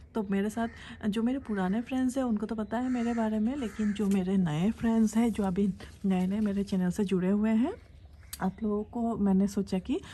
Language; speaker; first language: Hindi; non-native, local second language; Assamese